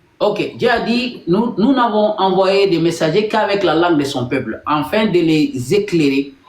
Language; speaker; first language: French; non-native, local second language; Bambara